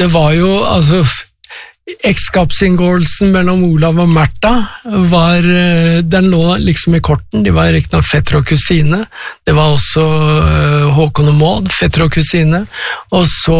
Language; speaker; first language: Norwegian; native; Norwegian